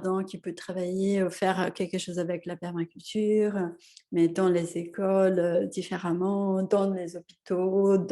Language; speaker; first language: French; non-native, fluent; Portuguese